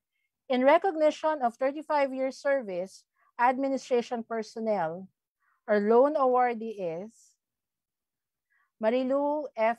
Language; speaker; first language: English; non-native, local second language; Filipino